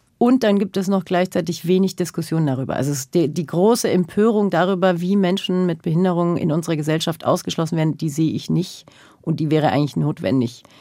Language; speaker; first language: German; early bilingual, other home language; Turkish